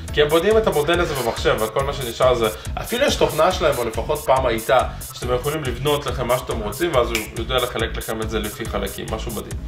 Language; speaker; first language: Hebrew; native; Hebrew